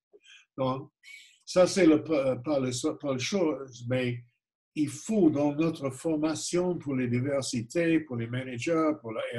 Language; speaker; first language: French; non-native, fluent; English